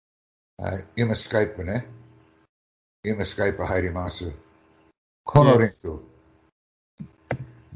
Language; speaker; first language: Japanese; non-native, learner; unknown